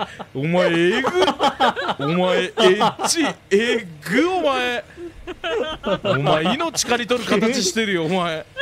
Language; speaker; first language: Japanese; native; Japanese